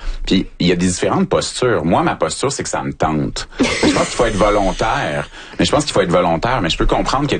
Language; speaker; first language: French; native; French